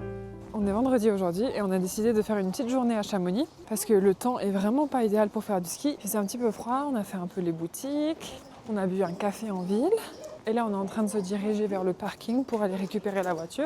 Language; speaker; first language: French; native; French